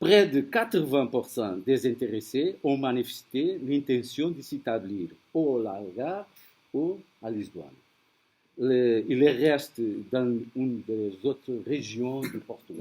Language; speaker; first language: French; non-native, fluent; Portuguese